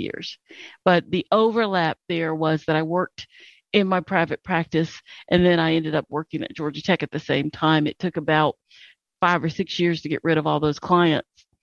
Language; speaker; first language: English; native; English